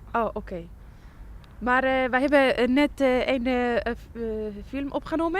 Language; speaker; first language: Dutch; non-native, fluent; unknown